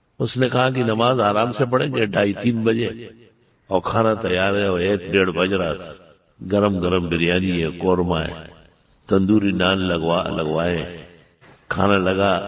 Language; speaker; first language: Urdu; non-native, local second language; Pashto